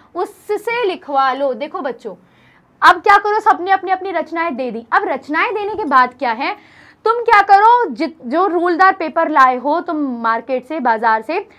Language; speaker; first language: Hindi; native; Hindi